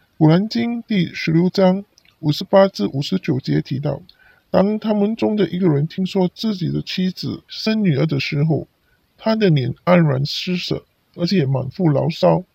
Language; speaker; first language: Chinese; non-native, local second language; Cantonese